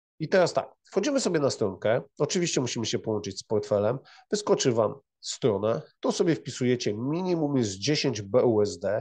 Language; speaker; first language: Polish; native; Polish